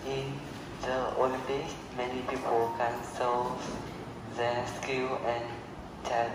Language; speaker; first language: English; non-native, learner; Vietnamese